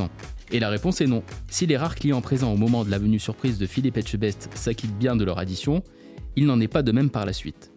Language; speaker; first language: French; native; French